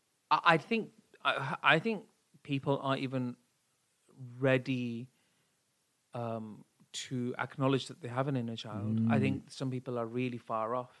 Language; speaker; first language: English; native; English